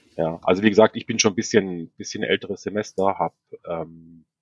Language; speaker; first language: German; native; German